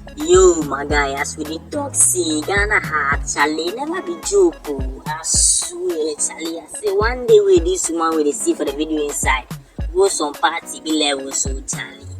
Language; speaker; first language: Nigerian Pidgin; non-native, local second language; Akan